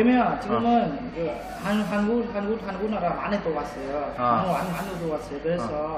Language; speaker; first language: Korean; non-native, learner; Vietnamese